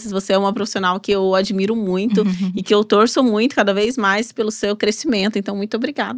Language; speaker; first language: Portuguese; native; Portuguese